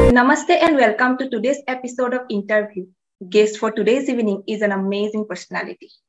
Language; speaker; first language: English; non-native, local second language; Assamese